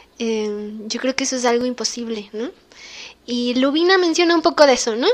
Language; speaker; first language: Spanish; native; Spanish